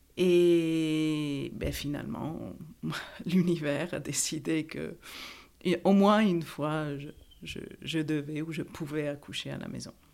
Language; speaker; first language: French; non-native, fluent; Italian